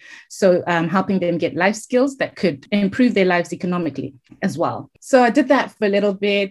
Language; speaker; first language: English; non-native, local second language; Shona